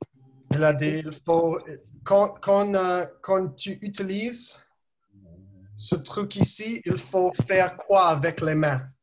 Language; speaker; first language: French; non-native, learner; English